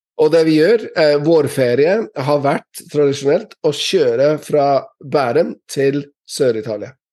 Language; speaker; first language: Norwegian; non-native, fluent; English